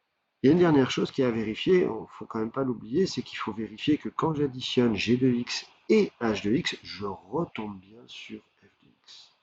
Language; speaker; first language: French; native; French